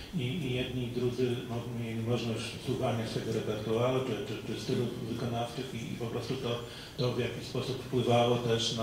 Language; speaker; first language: Polish; native; Polish